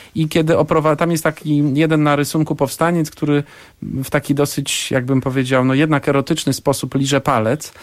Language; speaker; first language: Polish; native; Polish